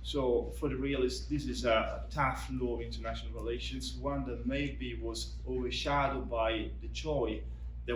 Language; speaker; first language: English; non-native, fluent; Italian